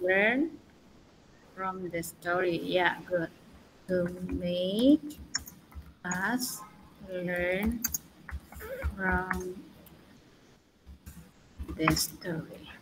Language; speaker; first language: English; non-native, learner; Indonesian